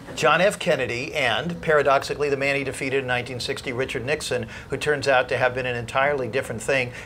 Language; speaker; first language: English; native; English